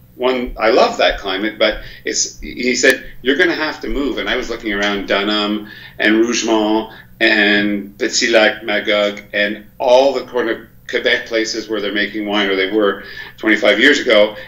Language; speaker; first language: English; native; English